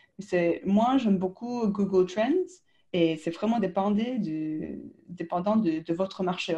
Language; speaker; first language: French; non-native, fluent; English